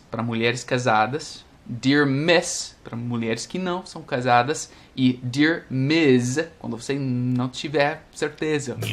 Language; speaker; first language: Portuguese; non-native, fluent; English